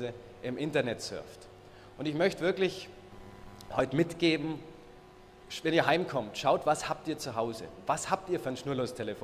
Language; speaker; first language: German; native; German